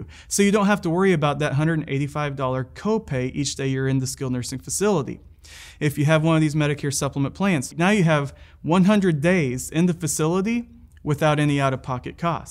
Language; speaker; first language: English; native; English